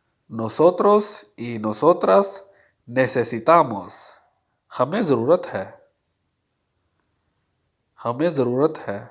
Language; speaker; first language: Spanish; non-native, fluent; Urdu